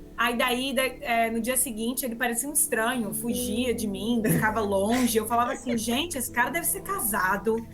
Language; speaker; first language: Portuguese; native; Portuguese